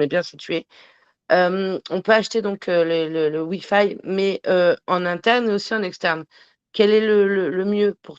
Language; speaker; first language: French; native; French